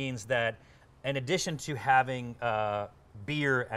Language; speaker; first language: English; native; English